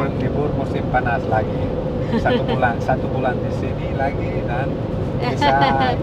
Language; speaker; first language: Indonesian; non-native, learner; Spanish